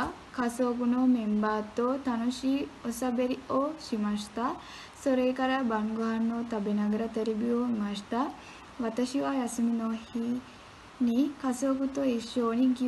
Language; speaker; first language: Japanese; non-native, learner; Sinhala